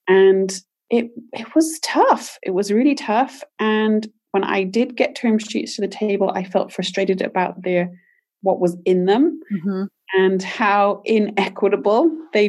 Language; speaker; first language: English; native; English